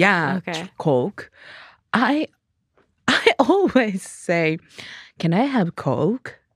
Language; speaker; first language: English; non-native, learner; Japanese